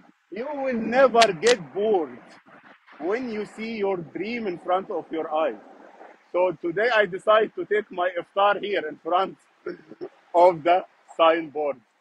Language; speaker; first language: English; non-native, fluent; Arabic